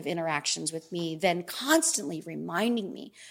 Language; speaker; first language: English; native; English